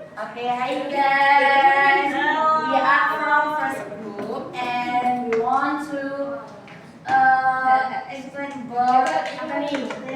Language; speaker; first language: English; non-native, learner; Indonesian